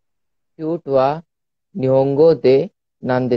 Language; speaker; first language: Japanese; non-native, learner; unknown